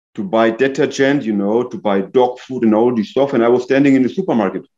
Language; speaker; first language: English; non-native, fluent; German